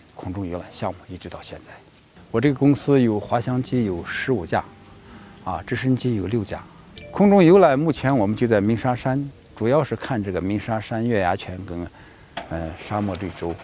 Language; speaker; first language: Chinese; native; Chinese